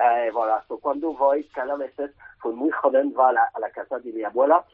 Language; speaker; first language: Spanish; non-native, learner; French